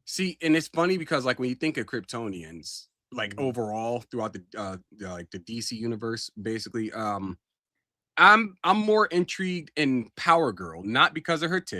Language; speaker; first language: English; native; English